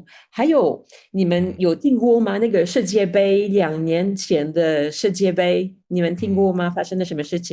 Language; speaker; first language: Chinese; non-native, fluent; Spanish